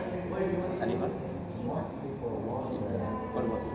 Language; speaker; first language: English; non-native, learner; Indonesian